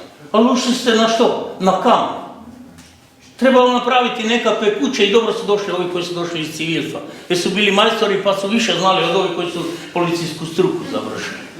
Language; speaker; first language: Croatian; native; Croatian